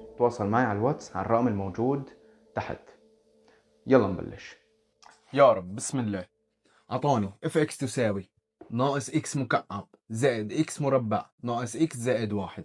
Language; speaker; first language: Arabic; native; Arabic